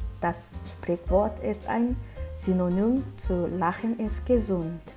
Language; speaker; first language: German; non-native, fluent; Korean